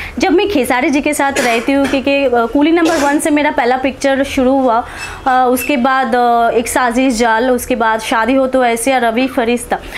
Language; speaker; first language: Hindi; non-native, local second language; Bangla